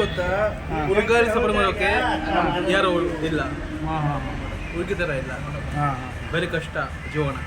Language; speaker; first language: Kannada; non-native, learner; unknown